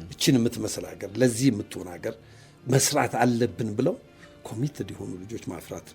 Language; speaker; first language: Amharic; native; Amharic